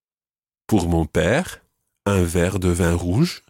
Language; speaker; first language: French; non-native, fluent; English